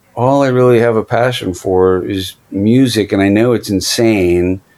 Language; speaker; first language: English; native; English